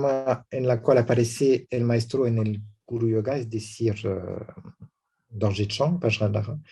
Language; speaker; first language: Spanish; non-native, learner; French